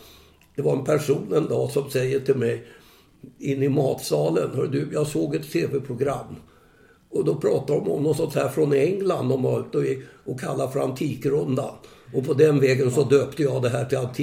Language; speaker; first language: Swedish; native; Swedish